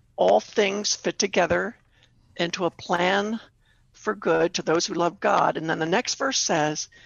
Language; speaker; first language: English; native; English